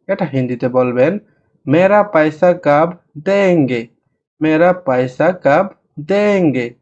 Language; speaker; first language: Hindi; non-native, learner; Bangla